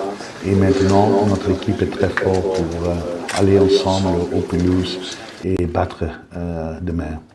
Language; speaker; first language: French; non-native, fluent; Dutch